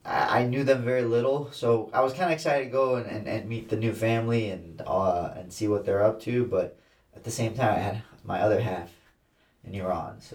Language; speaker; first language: English; early bilingual, other home language; Assyrian Neo-Aramaic